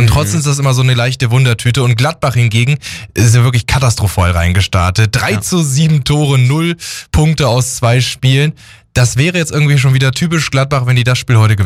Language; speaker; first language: German; native; German